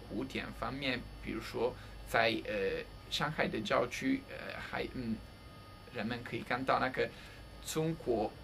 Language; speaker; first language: Chinese; non-native, fluent; Italian